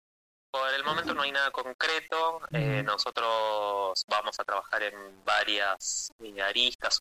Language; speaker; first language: Spanish; native; Spanish